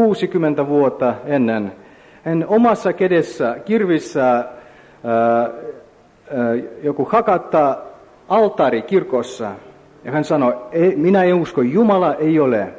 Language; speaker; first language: Finnish; non-native, learner; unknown